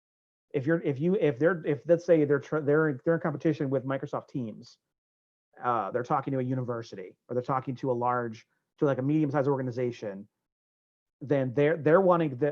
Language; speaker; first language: English; native; English